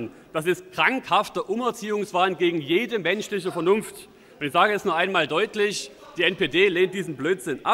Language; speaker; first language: German; native; German